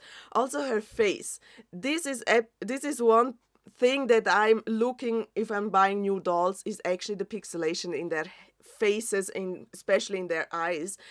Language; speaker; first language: English; non-native, fluent; German